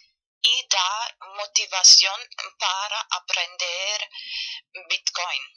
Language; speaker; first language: Spanish; non-native, fluent; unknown